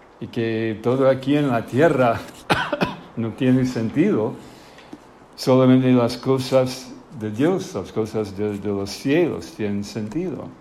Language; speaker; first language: Spanish; non-native, fluent; English